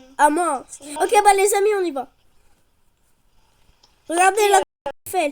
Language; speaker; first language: French; native; French